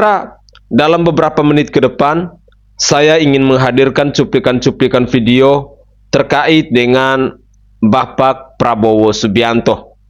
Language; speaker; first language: Indonesian; native; Indonesian